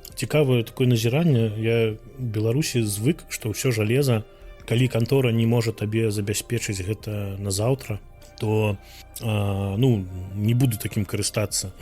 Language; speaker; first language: Belarusian; non-native, local second language; Russian